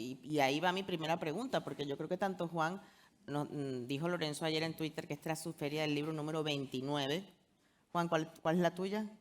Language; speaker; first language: Spanish; native; Spanish